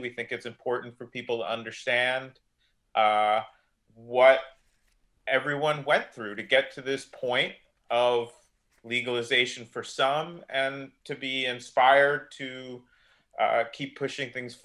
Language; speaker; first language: English; native; English